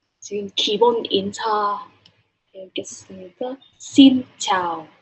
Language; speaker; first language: Korean; non-native, learner; Vietnamese